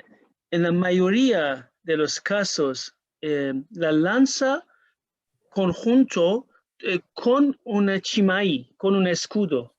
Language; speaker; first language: Spanish; non-native, learner; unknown